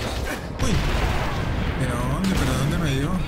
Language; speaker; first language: Spanish; native; Spanish